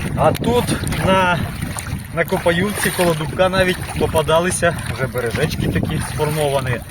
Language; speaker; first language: Ukrainian; native; Ukrainian